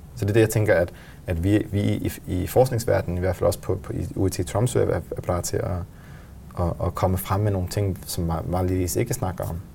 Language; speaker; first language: Danish; native; Danish